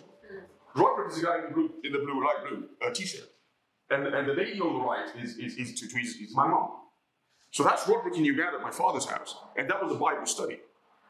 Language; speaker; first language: English; non-native, local second language; Ganda